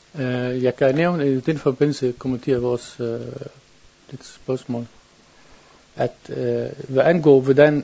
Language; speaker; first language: Danish; non-native, learner; Arabic